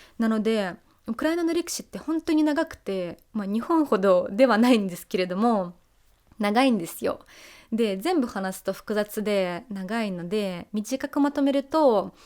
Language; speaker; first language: Japanese; non-native, fluent; Russian